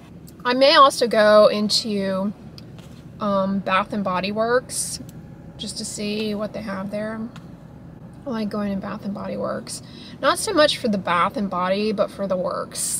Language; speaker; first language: English; native; English